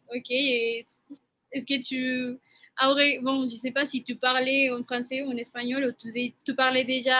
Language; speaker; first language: French; non-native, fluent; Spanish